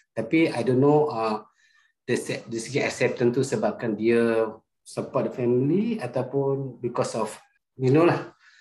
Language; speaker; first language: English; non-native, local second language; Malay